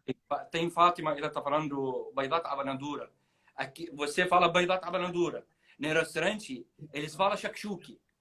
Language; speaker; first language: Portuguese; non-native, learner; Arabic